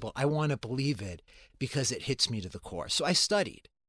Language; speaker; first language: English; native; English